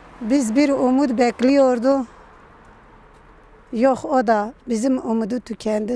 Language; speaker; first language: Turkish; non-native, local second language; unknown